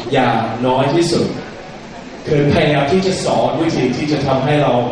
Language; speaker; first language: Thai; non-native, fluent; English